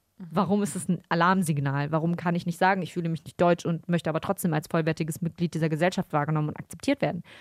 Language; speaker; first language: German; early bilingual, other home language; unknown